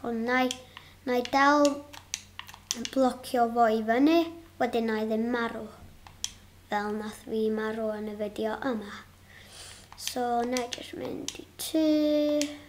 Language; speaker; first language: Welsh; non-native, local second language; English